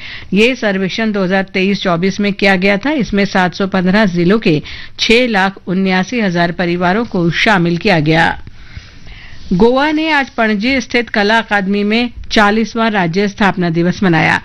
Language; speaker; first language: Hindi; native; Hindi